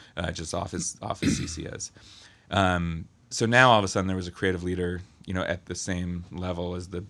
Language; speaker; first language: English; native; English